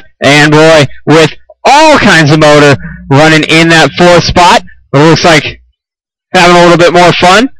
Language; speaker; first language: English; native; English